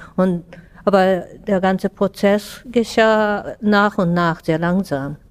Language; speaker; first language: German; non-native, fluent; Japanese